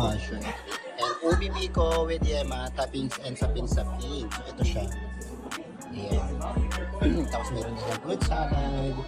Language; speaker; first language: Filipino; native; Filipino